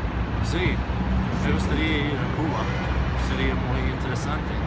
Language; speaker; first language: Spanish; non-native, fluent; English